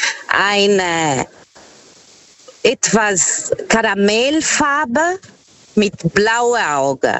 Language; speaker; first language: German; non-native, fluent; Portuguese